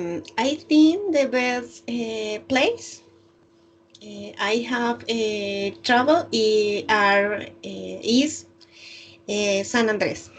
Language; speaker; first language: English; non-native, learner; Spanish